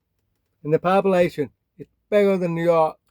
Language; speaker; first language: English; native; English